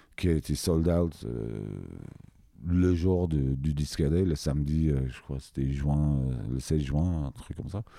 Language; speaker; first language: French; non-native, fluent; English